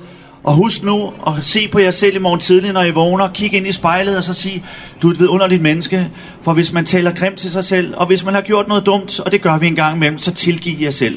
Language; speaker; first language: Danish; native; Danish